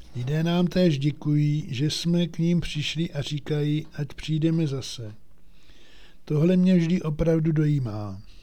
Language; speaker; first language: Czech; native; Czech